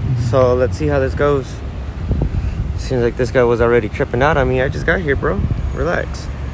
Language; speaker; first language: English; early bilingual, other home language; Spanish